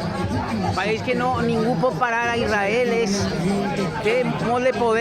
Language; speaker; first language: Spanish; non-native, local second language; Catalan